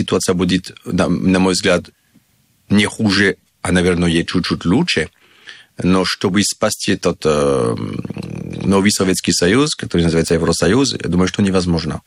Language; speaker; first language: Russian; non-native, learner; French